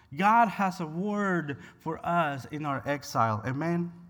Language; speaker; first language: English; non-native, fluent; Spanish